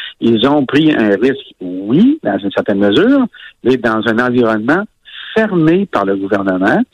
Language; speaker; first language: French; native; French